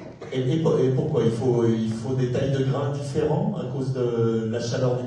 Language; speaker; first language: French; native; French